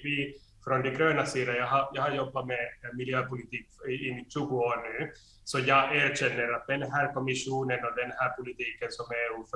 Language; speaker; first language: Swedish; non-native, fluent; Finnish